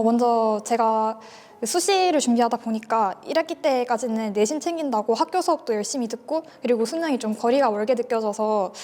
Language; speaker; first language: Korean; native; Korean